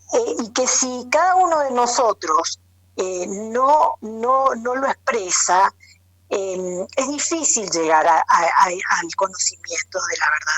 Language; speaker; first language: Spanish; native; Spanish